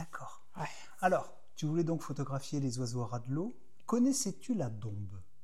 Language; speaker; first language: French; native; French